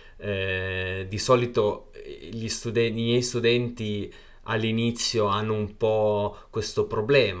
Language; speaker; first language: Italian; non-native, fluent; Chinese